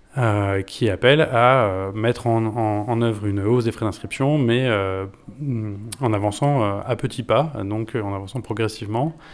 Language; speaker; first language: French; native; French